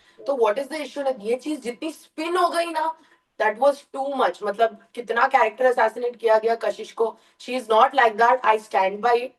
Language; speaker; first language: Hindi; early bilingual, heritage; Hindi